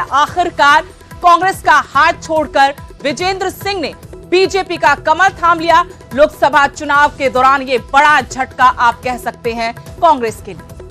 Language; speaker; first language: Hindi; native; Hindi